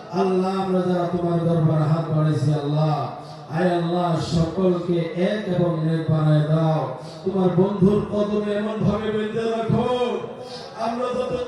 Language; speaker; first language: Bangla; native; Bangla